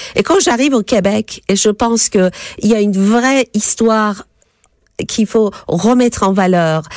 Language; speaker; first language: French; non-native, fluent; Persian